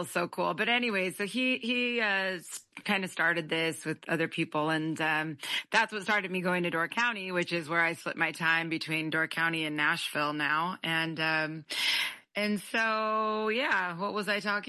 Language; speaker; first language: English; native; English